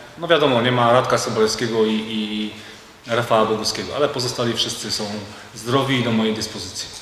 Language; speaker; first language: Polish; native; Polish